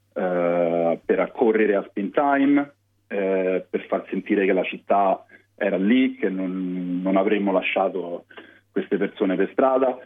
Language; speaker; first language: Italian; native; Italian